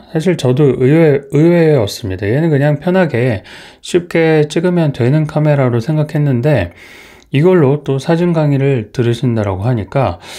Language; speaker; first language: Korean; native; Korean